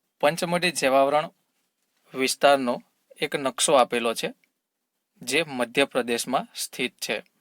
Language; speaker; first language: Gujarati; native; Gujarati